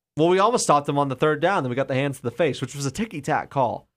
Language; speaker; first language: English; native; English